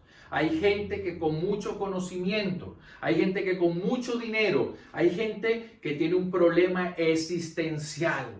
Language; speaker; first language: Spanish; native; Spanish